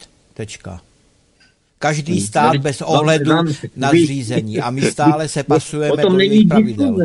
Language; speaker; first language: Czech; native; Czech